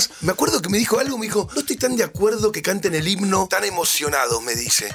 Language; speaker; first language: Spanish; native; Spanish